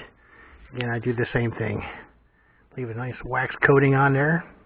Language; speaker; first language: English; native; English